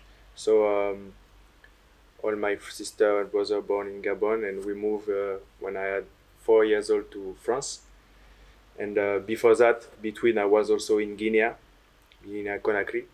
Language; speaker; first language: English; non-native, learner; French